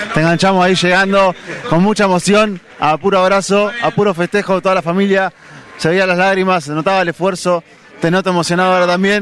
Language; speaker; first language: Spanish; native; Spanish